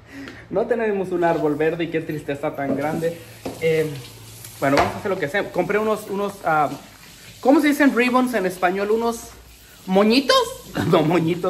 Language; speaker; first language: Spanish; native; Spanish